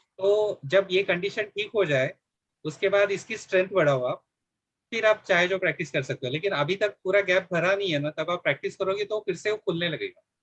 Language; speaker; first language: Hindi; non-native, local second language; Marathi